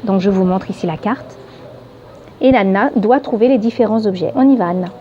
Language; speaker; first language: French; native; French